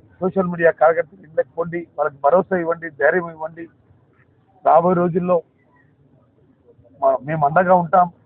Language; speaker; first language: Telugu; native; Telugu